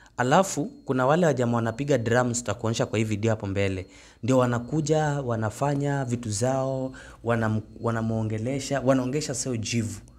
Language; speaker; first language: Swahili; native; Swahili